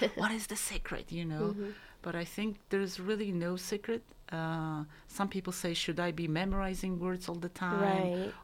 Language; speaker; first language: English; non-native, fluent; Mongolian